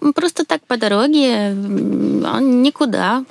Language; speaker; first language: Russian; non-native, fluent; Swedish